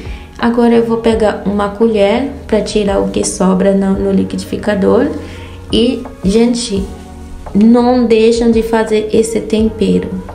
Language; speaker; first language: Portuguese; non-native, fluent; Haitian Creole